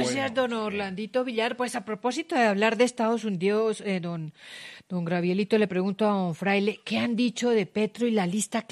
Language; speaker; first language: Spanish; native; Spanish